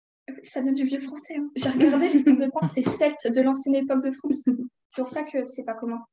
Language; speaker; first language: French; native; French